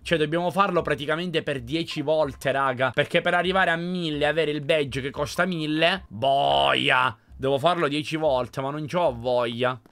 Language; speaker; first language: Italian; native; Italian